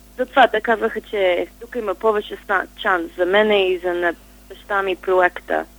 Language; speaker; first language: Bulgarian; early bilingual, heritage; Bulgarian